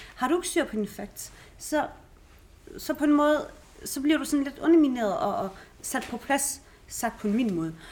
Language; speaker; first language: Danish; early bilingual, other home language; Arabic